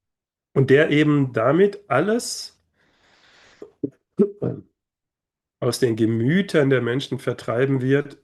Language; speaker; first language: German; native; German